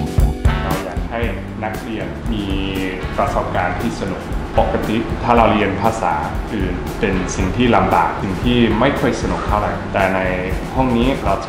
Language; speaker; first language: Thai; non-native, fluent; English